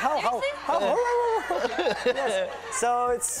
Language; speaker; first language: English; non-native, fluent; Romanian